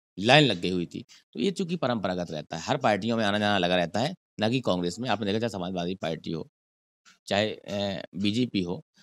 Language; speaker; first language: Hindi; native; Hindi